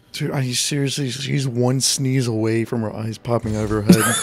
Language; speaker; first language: English; native; English